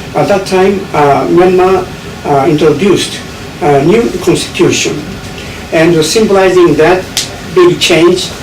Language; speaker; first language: English; non-native, learner; Japanese